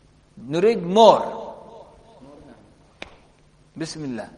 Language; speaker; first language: Arabic; native; Arabic